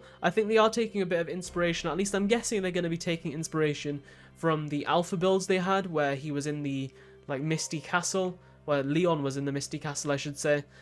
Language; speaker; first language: English; native; English